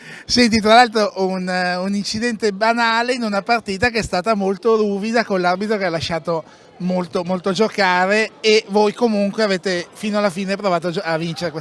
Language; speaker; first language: Italian; native; Italian